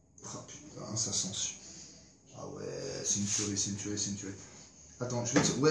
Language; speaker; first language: French; native; French